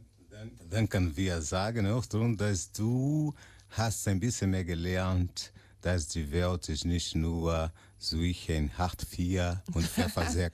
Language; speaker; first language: German; non-native, learner; Portuguese